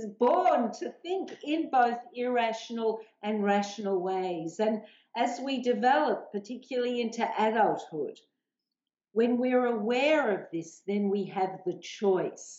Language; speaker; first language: English; native; English